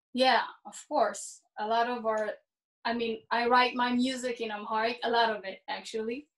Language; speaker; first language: English; early bilingual, heritage; Hebrew